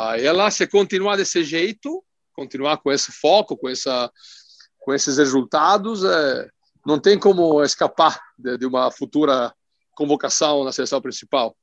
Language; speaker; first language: Portuguese; non-native, fluent; Italian